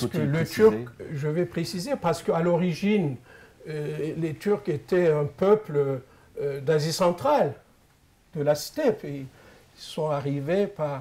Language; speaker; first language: French; non-native, fluent; Turkish